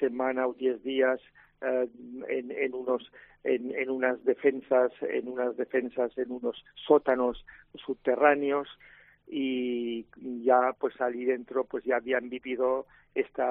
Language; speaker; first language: Spanish; non-native, local second language; Catalan